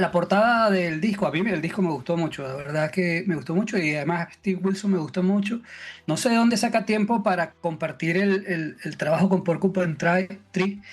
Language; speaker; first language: Spanish; native; Spanish